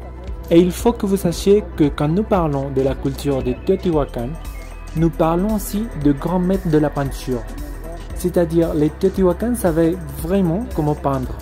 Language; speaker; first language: French; non-native, fluent; Spanish